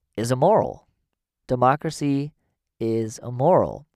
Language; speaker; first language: English; native; English